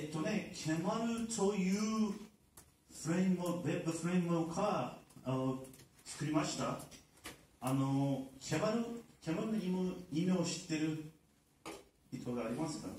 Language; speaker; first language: Japanese; non-native, learner; Turkish